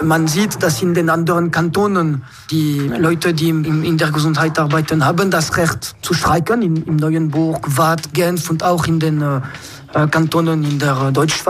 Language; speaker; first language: German; non-native, local second language; French